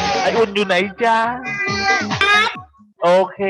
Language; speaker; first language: Thai; native; Thai